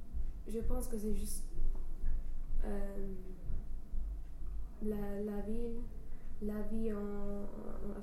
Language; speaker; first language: French; non-native, fluent; English